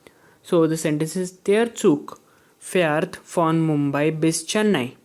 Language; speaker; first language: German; non-native, learner; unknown